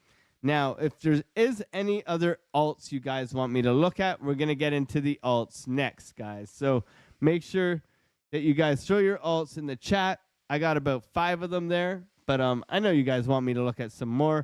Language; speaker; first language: English; native; English